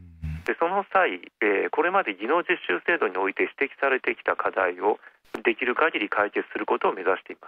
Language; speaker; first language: Japanese; native; Japanese